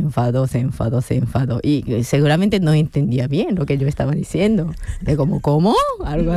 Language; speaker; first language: Spanish; non-native, fluent; Japanese